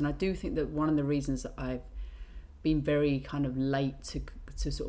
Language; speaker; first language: English; native; English